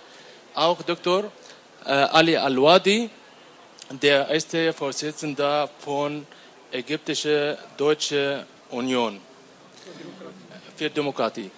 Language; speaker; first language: German; non-native, learner; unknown